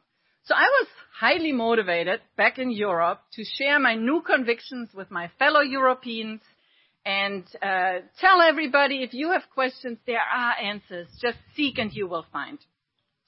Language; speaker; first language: English; non-native, fluent; German